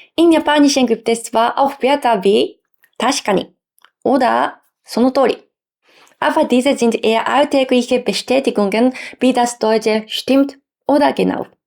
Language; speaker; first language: German; non-native, fluent; Japanese